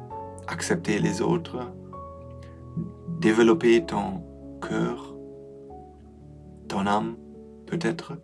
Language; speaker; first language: French; non-native, learner; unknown